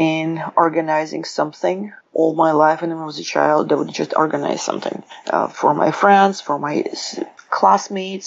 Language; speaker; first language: English; non-native, fluent; Russian